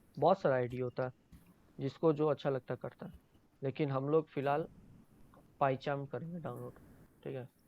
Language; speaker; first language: Hindi; native; Hindi